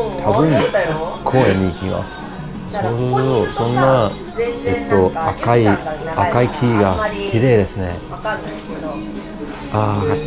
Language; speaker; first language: Japanese; non-native, learner; English